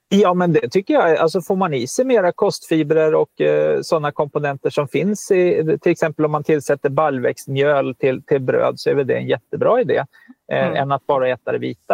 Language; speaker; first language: Swedish; native; Swedish